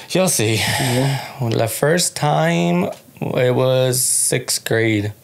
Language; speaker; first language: English; early bilingual, other home language; Spanish